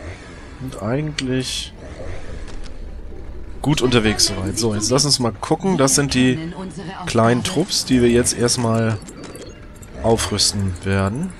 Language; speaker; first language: German; native; German